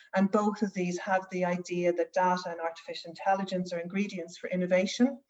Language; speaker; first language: English; native; English